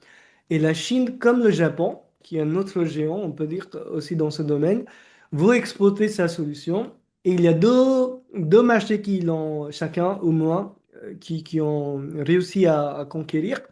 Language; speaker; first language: French; non-native, fluent; Marathi